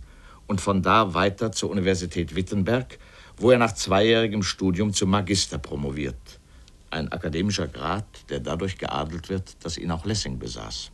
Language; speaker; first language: German; native; German